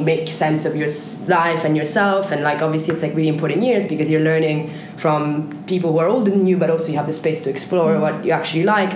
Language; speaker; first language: English; non-native, fluent; Italian